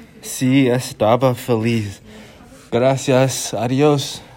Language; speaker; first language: Spanish; non-native, learner; English